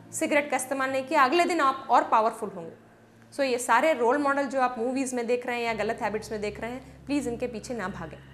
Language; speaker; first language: Hindi; native; Hindi